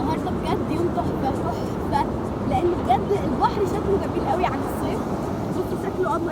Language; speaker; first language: Arabic; native; Arabic